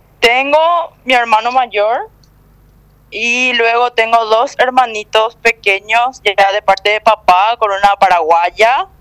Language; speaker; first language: Spanish; early bilingual, other home language; Korean